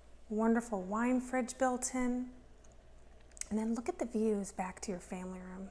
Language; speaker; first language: English; native; English